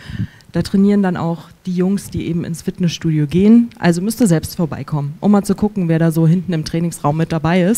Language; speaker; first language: German; native; German